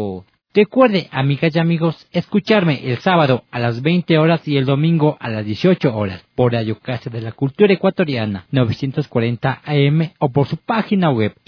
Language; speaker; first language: Spanish; native; Spanish